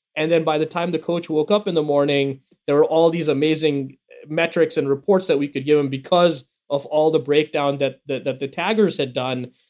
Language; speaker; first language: English; native; English